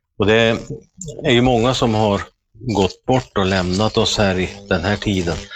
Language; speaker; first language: Swedish; native; Swedish